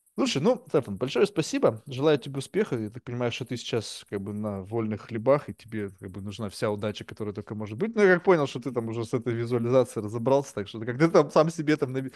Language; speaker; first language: Russian; native; Russian